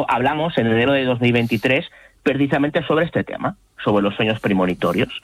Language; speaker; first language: Spanish; native; Spanish